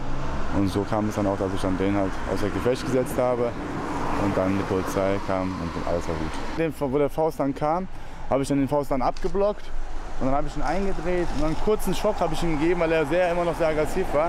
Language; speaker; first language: German; native; German